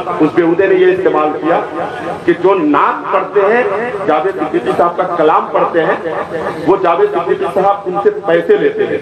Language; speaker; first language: Urdu; native; Urdu